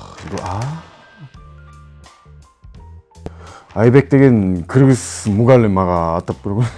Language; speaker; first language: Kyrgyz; non-native, fluent; Korean